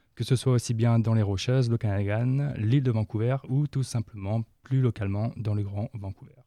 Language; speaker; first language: French; native; French